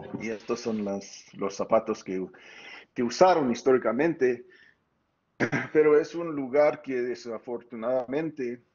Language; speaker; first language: Spanish; early bilingual, heritage; Spanish